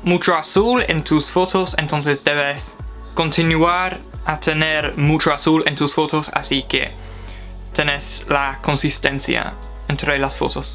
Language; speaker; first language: Spanish; non-native, fluent; English